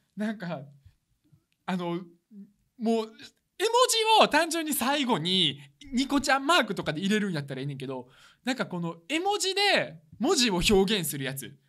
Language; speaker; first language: Japanese; early bilingual, other home language; Russian